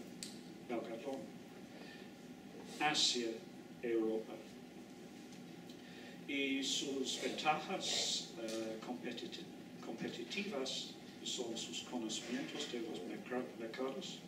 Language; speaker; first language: Spanish; non-native, fluent; English